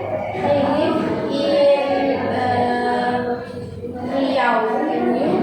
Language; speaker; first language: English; non-native, fluent; Indonesian